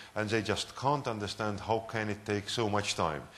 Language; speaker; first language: English; non-native, fluent; Estonian